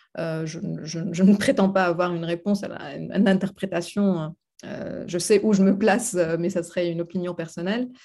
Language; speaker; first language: French; non-native, local second language; Arabic